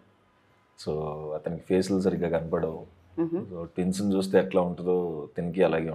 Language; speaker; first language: Telugu; native; Telugu